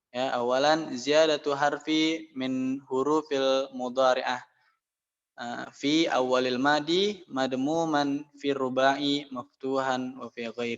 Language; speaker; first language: Arabic; non-native, learner; Indonesian